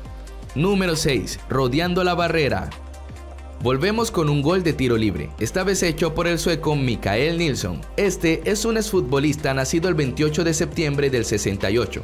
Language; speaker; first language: Spanish; native; Spanish